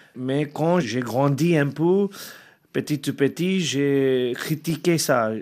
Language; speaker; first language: French; non-native, learner; Arabic